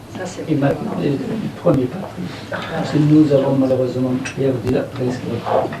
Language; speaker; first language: French; non-native, learner; Persian